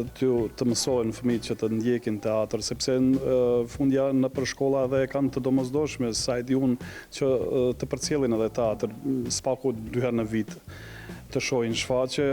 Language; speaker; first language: Albanian; native; Albanian